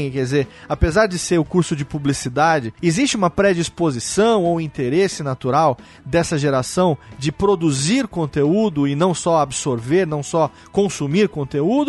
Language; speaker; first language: Portuguese; native; Portuguese